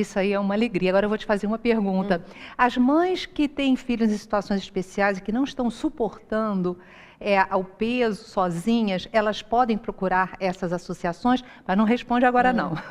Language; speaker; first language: Portuguese; native; Portuguese